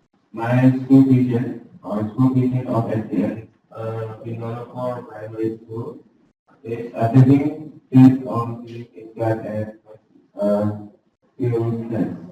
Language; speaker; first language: English; non-native, learner; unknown